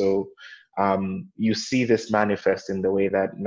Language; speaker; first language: English; non-native, local second language; Nyanja